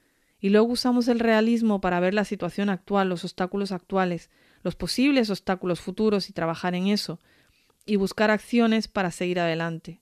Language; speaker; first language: Spanish; native; Spanish